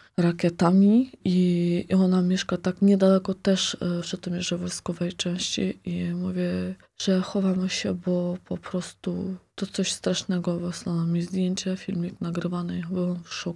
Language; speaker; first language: Polish; non-native, local second language; Ukrainian